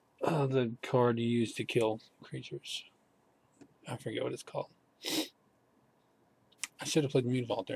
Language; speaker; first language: English; native; English